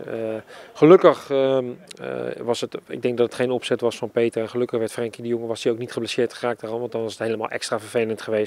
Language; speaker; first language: Dutch; native; Dutch